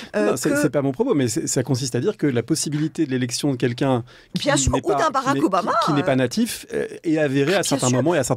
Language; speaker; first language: French; native; French